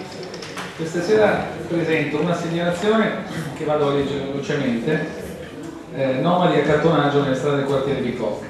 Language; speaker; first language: Italian; native; Italian